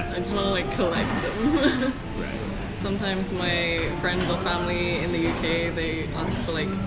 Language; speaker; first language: English; native; English